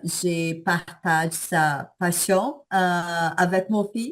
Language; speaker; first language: French; non-native, learner; Portuguese